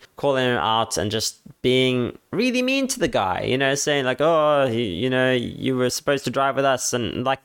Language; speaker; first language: English; native; English